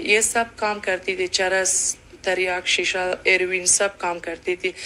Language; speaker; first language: Hindi; non-native, learner; Persian